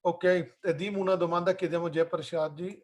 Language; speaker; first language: Italian; non-native, learner; Hindi